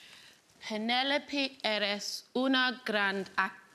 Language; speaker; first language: Spanish; non-native, learner; English